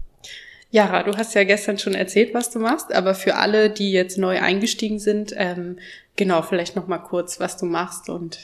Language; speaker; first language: German; native; German